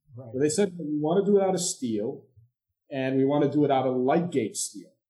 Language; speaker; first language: English; non-native, fluent; Arabic